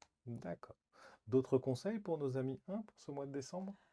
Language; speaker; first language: French; native; French